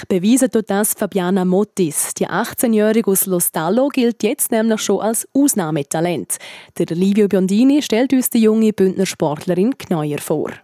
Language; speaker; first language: German; native; German